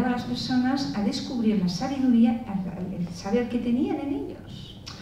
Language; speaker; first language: Spanish; native; Spanish